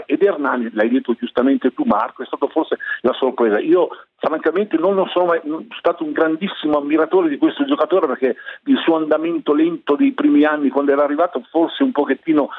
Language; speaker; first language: Italian; native; Italian